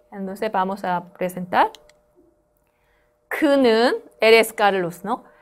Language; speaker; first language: Spanish; non-native, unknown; Korean